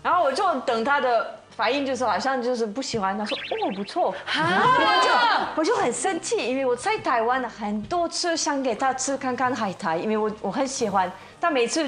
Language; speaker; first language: Chinese; non-native, fluent; French